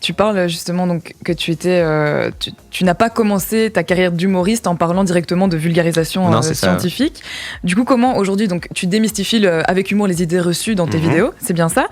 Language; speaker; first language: French; native; French